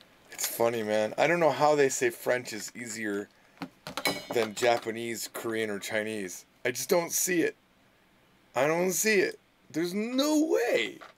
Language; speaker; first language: English; native; English